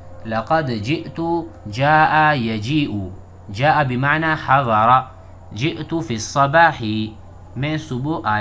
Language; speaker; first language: Arabic; non-native, fluent; Urdu